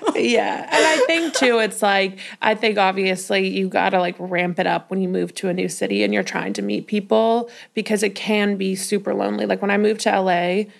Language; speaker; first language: English; native; English